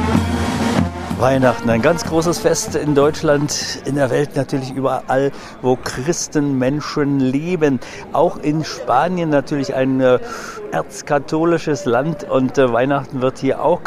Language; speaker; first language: German; native; German